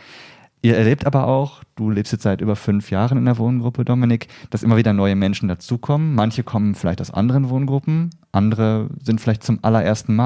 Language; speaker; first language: German; native; German